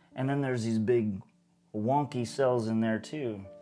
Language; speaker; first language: English; native; English